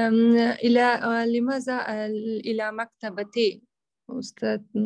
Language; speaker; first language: Arabic; non-native, learner; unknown